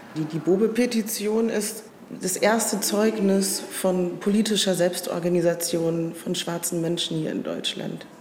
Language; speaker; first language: German; native; German